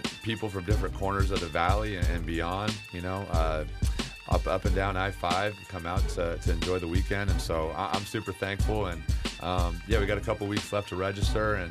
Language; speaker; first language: English; native; English